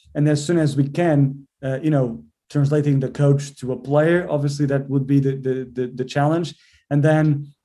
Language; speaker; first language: English; non-native, fluent; Portuguese